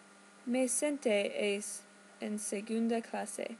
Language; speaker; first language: Spanish; non-native, learner; English